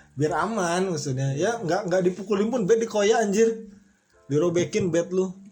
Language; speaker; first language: Indonesian; native; Indonesian